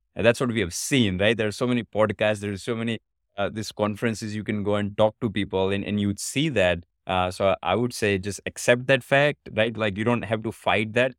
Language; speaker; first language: English; non-native, local second language; Gujarati